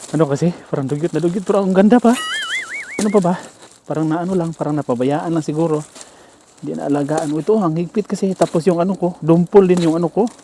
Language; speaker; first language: Filipino; non-native, local second language; Cebuano